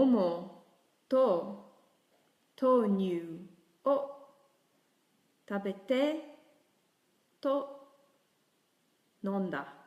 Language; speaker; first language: Japanese; non-native, learner; English